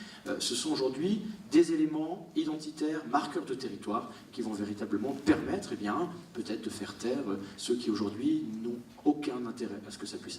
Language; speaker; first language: French; native; French